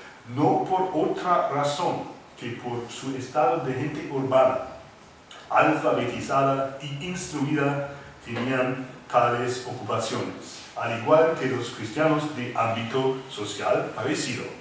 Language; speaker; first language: Spanish; non-native, fluent; English